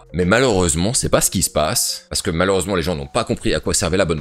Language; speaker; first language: French; native; French